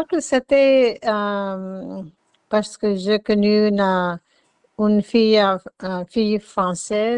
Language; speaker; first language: French; non-native, learner; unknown